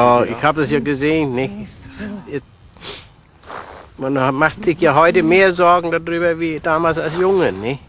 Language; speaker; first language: German; native; German